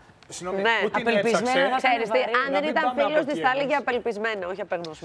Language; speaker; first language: Greek; native; Greek